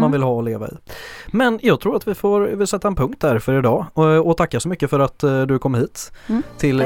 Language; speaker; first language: Swedish; native; Swedish